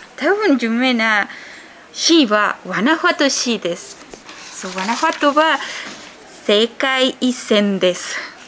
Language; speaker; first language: Japanese; non-native, learner; Spanish